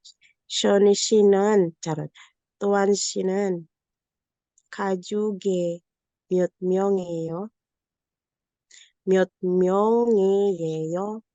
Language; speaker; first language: Korean; non-native, learner; Filipino